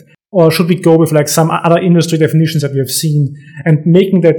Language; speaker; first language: English; non-native, fluent; German